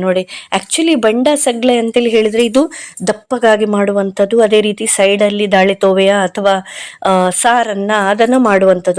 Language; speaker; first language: Kannada; non-native, local second language; Konkani